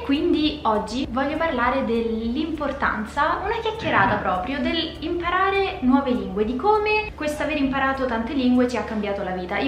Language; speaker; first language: Italian; native; Italian